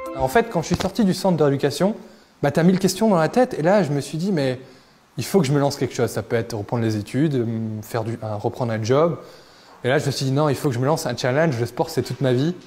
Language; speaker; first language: French; native; French